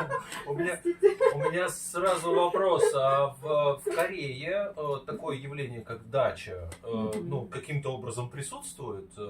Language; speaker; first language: Russian; native; Russian